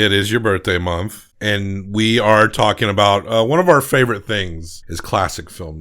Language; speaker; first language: English; native; English